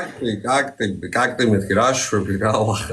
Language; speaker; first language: Russian; non-native, learner; Georgian